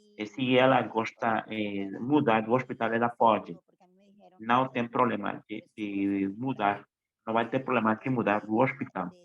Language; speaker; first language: Portuguese; non-native, fluent; Spanish